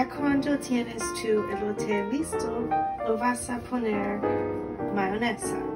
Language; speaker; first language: Spanish; non-native, learner; English